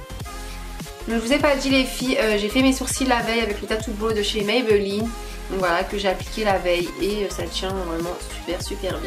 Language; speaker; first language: French; native; French